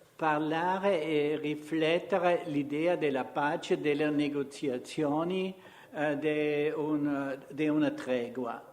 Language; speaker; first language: Italian; non-native, fluent; German